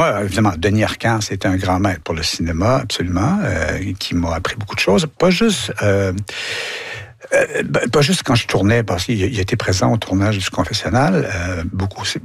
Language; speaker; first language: French; native; French